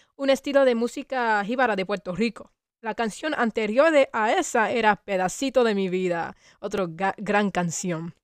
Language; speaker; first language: Spanish; non-native, learner; English